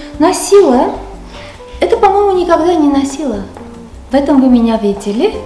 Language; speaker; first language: Russian; non-native, local second language; Armenian